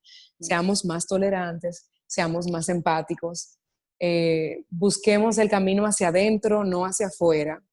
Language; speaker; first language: Spanish; native; Spanish